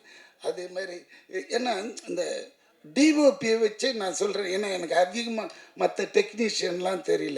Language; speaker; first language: Tamil; native; Tamil